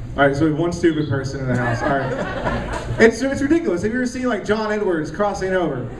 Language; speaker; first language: English; native; English